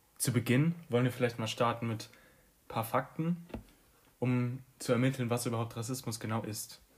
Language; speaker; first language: German; early bilingual, other home language; Albanian